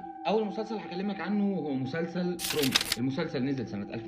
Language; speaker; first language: Arabic; native; Arabic